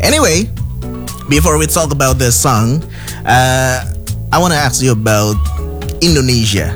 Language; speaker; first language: English; non-native, fluent; Indonesian